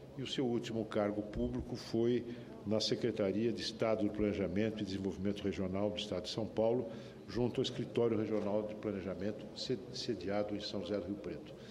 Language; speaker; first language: Portuguese; native; Portuguese